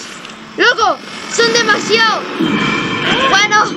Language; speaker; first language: Spanish; native; Spanish